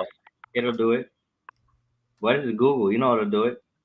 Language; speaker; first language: English; native; English